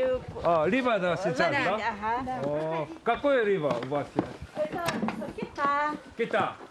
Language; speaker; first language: Russian; non-native, learner; Korean